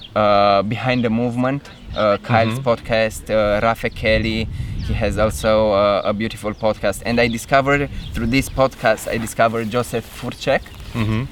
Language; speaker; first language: English; non-native, fluent; Romanian